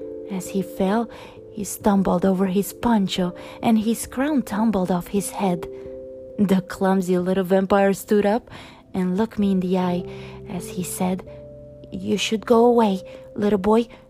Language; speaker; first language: English; non-native, fluent; Romanian